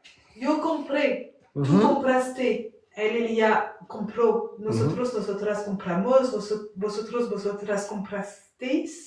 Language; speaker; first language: Spanish; non-native, learner; French